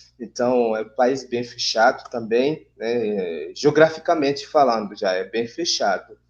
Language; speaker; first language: Portuguese; non-native, fluent; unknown